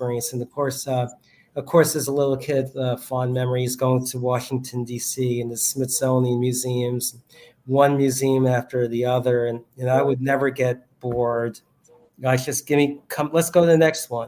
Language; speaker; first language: English; native; English